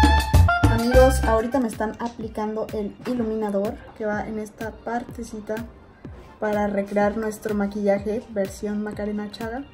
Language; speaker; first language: Spanish; native; Spanish